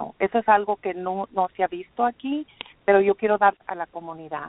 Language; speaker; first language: Spanish; early bilingual, heritage; Spanish